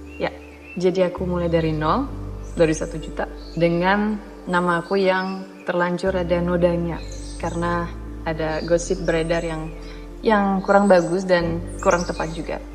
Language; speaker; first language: Indonesian; non-native, fluent; Dutch